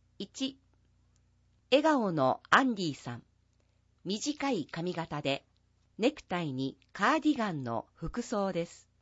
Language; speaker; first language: Japanese; non-native, fluent; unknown